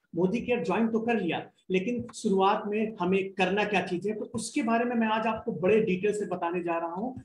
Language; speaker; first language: Hindi; native; Hindi